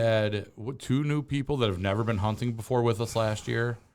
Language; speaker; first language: English; native; English